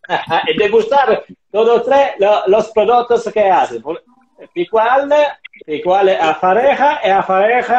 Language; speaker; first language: Spanish; non-native, learner; Italian